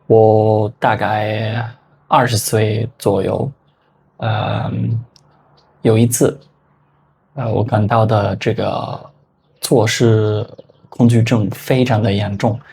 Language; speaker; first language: Chinese; non-native, fluent; Spanish